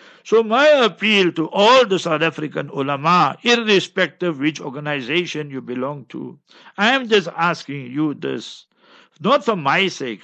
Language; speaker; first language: English; native; English